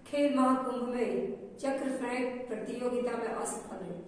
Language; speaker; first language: Hindi; non-native, local second language; Gujarati